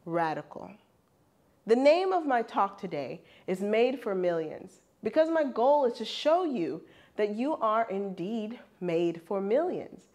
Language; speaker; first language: English; non-native, fluent; German